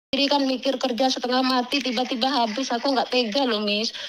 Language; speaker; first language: Indonesian; native; Indonesian